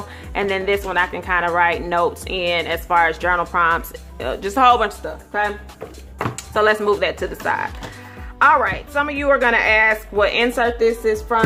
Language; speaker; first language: English; native; English